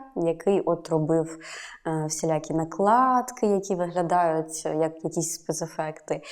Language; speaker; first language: Ukrainian; native; Ukrainian